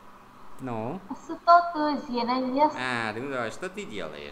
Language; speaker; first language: Russian; non-native, fluent; Vietnamese